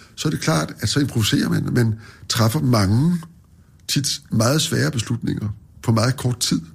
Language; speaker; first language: Danish; native; Danish